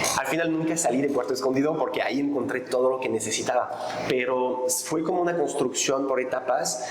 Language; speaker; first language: Spanish; non-native, fluent; French